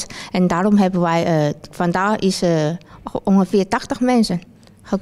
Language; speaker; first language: Dutch; non-native, fluent; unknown